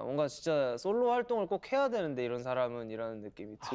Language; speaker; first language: Korean; native; Korean